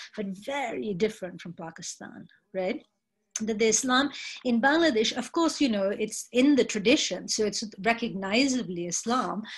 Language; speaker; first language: English; non-native, local second language; Bangla